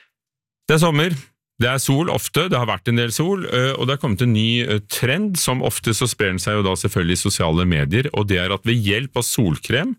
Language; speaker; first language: Norwegian; native; Norwegian